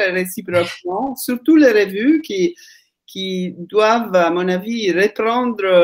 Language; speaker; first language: French; non-native, fluent; Italian